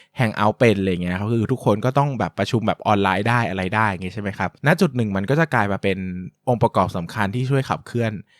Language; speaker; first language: Thai; native; Thai